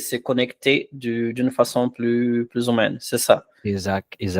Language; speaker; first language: French; non-native, fluent; Portuguese